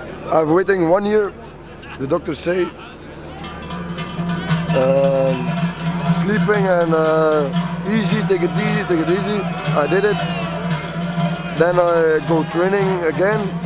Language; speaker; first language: English; non-native, fluent; Dutch